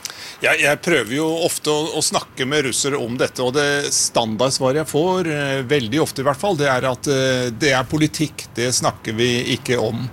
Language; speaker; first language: Norwegian; non-native, fluent; Russian